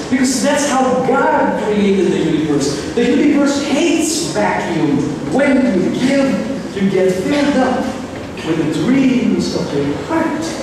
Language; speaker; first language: English; non-native, local second language; Filipino